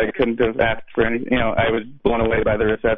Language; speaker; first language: English; native; English